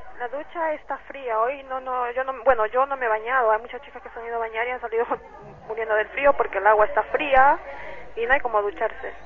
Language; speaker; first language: Spanish; native; Spanish